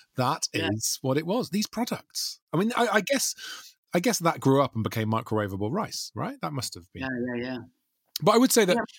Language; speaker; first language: English; native; English